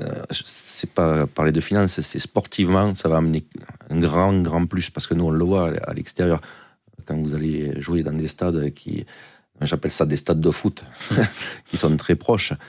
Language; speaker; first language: French; native; French